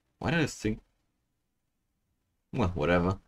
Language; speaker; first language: English; non-native, fluent; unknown